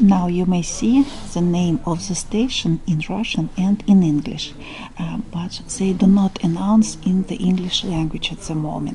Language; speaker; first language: English; non-native, fluent; Russian